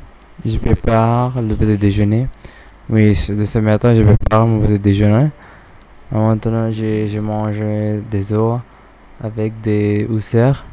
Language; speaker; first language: French; non-native, learner; English